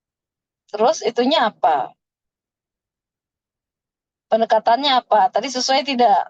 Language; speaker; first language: Indonesian; native; Indonesian